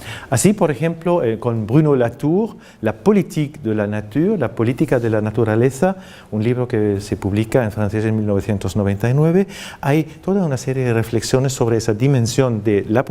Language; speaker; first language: Spanish; non-native, fluent; German